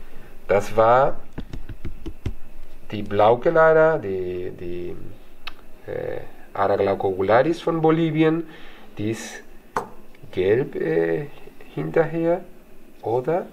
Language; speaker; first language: German; non-native, fluent; Spanish